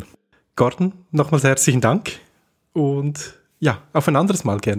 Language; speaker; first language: German; native; German